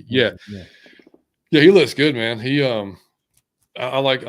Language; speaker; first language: English; native; English